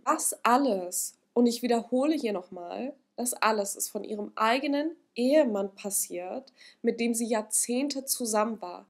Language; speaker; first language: German; native; German